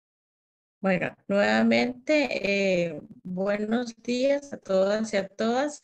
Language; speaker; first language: Spanish; native; Spanish